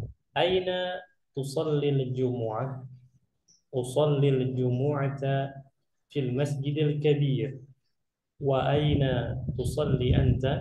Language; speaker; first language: Arabic; non-native, fluent; Indonesian